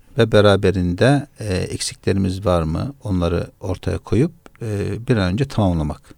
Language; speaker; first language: Turkish; native; Turkish